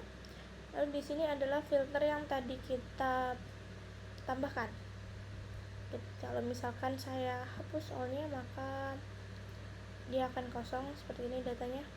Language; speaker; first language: Indonesian; native; Indonesian